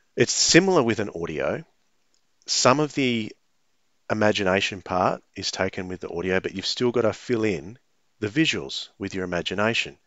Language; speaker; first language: English; native; English